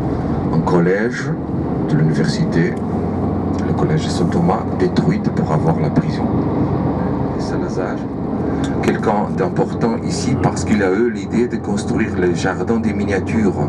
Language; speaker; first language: French; non-native, fluent; Portuguese